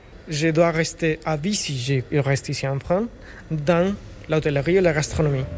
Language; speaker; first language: French; non-native, fluent; Spanish